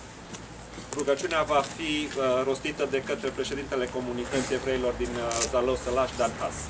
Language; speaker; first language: Romanian; native; Romanian